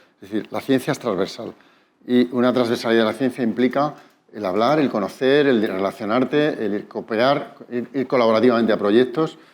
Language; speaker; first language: Spanish; native; Spanish